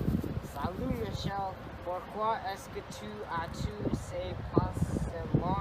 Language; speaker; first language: French; non-native, learner; English